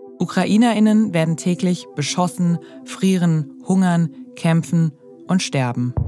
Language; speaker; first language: German; native; German